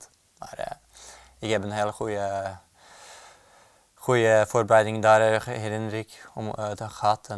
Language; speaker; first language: Dutch; non-native, fluent; Norwegian